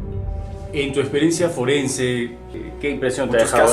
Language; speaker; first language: Spanish; native; Spanish